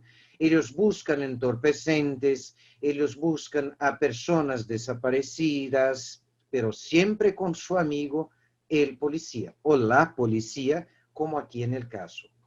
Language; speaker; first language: Spanish; non-native, fluent; Portuguese